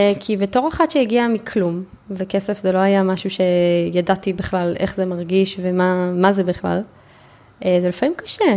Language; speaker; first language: Hebrew; native; Hebrew